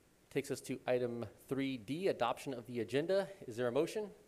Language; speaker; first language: English; native; English